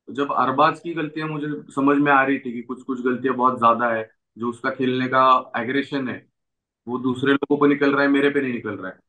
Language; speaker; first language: Hindi; non-native, local second language; Marathi